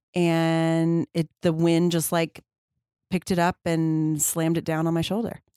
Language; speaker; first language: English; native; English